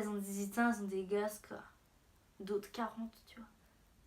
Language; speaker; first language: French; native; French